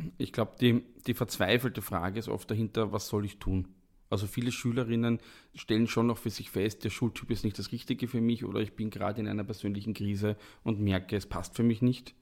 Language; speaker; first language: German; native; German